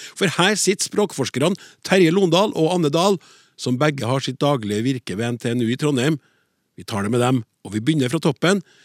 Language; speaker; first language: Norwegian; native; Norwegian